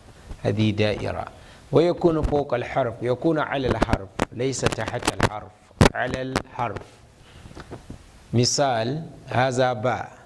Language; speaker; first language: Arabic; non-native, fluent; Hausa